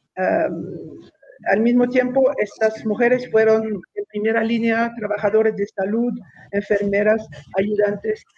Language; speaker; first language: Spanish; non-native, fluent; French